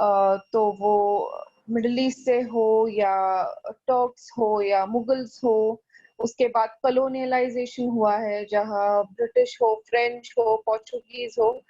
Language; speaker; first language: Hindi; native; Hindi